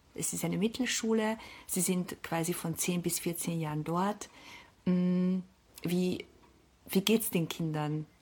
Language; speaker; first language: German; native; German